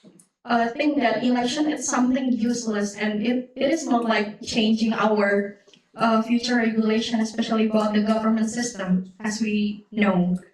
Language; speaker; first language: English; non-native, learner; Indonesian